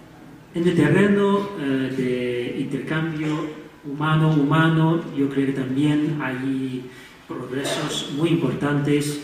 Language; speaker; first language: Spanish; non-native, fluent; Chinese